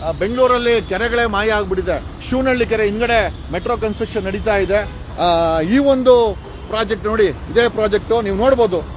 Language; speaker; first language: Kannada; native; Kannada